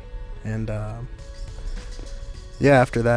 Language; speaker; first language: English; native; English